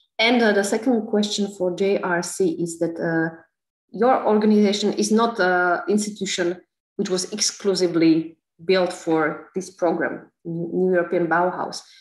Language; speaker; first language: English; non-native, fluent; Slovak